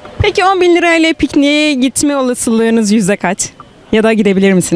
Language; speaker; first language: Turkish; native; Turkish